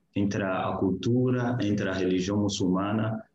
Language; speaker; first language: Portuguese; non-native, fluent; Hausa